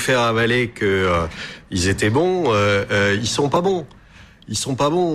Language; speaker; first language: French; native; French